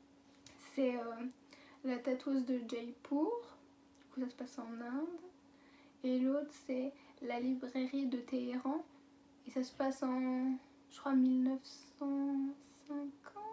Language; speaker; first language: French; native; French